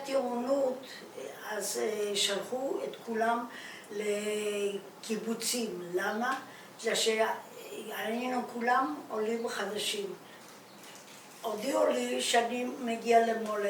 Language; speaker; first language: Hebrew; non-native, fluent; German